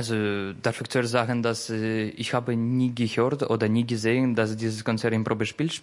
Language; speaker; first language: German; non-native, learner; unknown